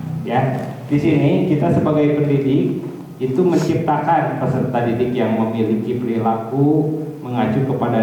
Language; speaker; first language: Indonesian; native; Indonesian